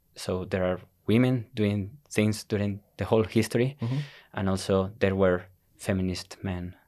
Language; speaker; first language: English; non-native, fluent; Spanish